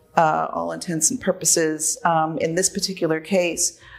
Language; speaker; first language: English; native; English